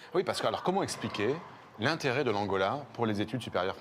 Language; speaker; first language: French; native; French